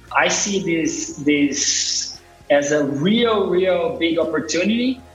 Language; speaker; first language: English; non-native, fluent; Portuguese